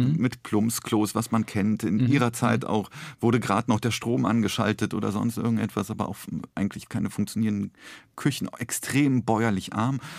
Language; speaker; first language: German; early bilingual, other home language; Polish